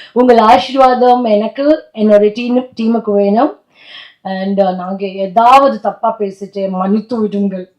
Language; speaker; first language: Tamil; non-native, learner; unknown